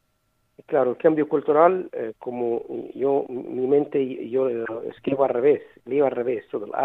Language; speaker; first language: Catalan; non-native, learner; Arabic